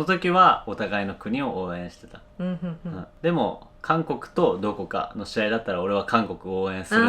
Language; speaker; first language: Japanese; native; Japanese